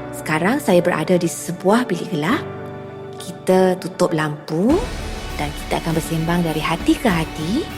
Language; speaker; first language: Malay; native; Malay